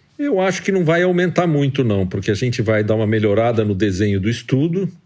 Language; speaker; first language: Portuguese; native; Portuguese